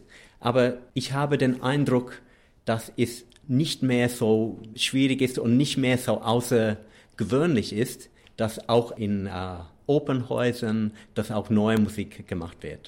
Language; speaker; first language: German; non-native, fluent; English